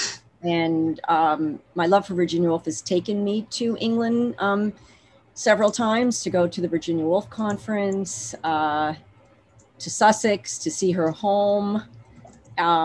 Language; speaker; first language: English; native; English